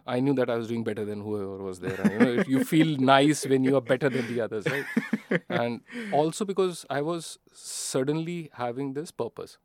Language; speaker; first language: English; non-native, local second language; Hindi